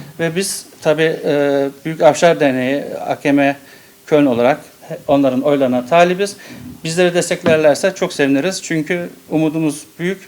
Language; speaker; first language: Turkish; early bilingual, heritage; Turkish